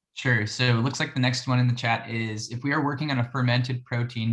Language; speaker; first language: English; native; English